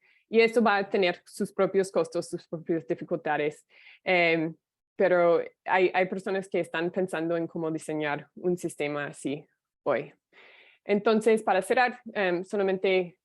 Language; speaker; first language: Spanish; non-native, fluent; English